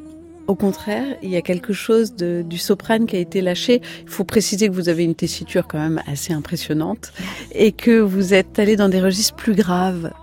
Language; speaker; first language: French; native; French